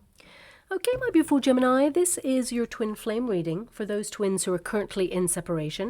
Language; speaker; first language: English; native; English